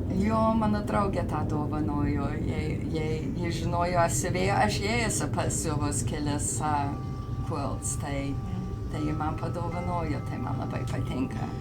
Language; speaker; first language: Lithuanian; early bilingual, heritage; Lithuanian